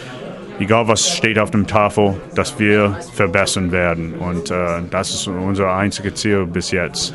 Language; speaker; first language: German; non-native, learner; English